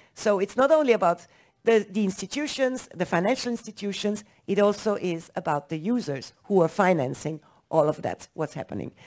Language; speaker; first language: English; non-native, fluent; German